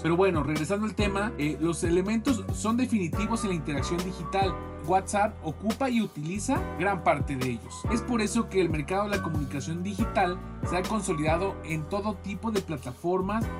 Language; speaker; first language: Spanish; native; Spanish